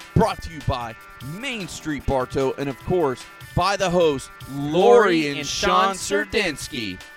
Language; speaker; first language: English; native; English